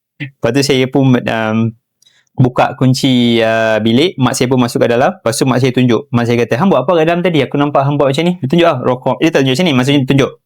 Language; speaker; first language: Malay; non-native, local second language; Tamil